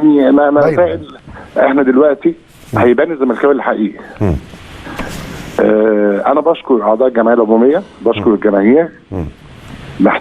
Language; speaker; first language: Arabic; native; Arabic